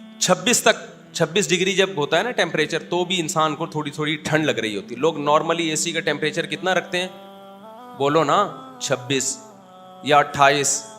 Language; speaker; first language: Urdu; native; Urdu